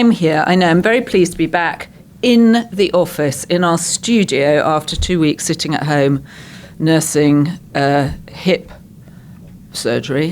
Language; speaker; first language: English; native; English